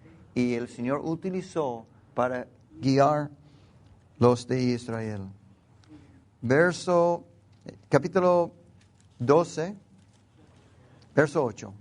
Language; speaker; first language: Spanish; non-native, learner; English